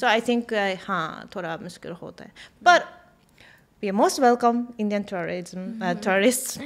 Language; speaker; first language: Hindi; non-native, fluent; Japanese